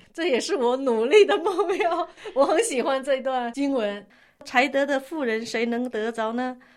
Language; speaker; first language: Chinese; non-native, local second language; Min Nan Chinese